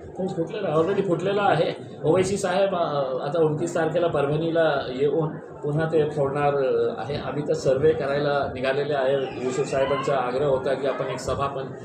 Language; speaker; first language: Marathi; non-native, local second language; Urdu